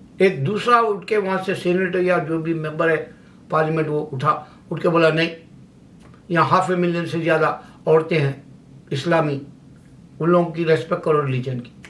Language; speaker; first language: Urdu; native; Urdu